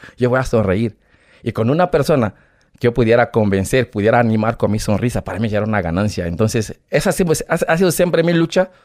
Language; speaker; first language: Spanish; non-native, fluent; Portuguese